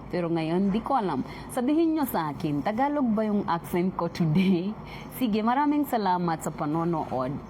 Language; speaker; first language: Filipino; non-native, fluent; Swahili